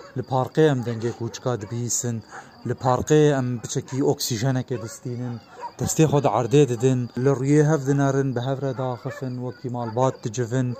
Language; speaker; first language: Kurdish; native; Kurdish